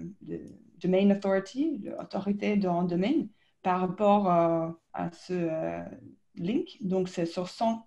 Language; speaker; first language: French; non-native, fluent; English